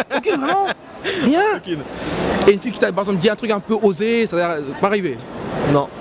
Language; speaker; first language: French; native; French